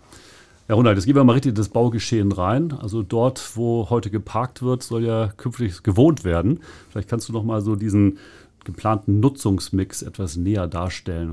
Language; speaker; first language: German; native; German